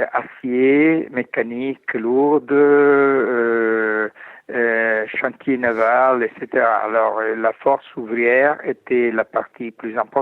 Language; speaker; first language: French; non-native, fluent; Italian